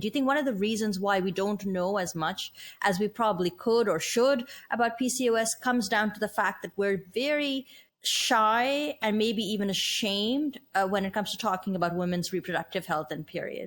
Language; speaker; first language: English; native; English